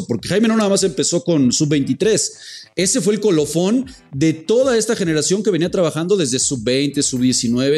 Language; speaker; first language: Spanish; native; Spanish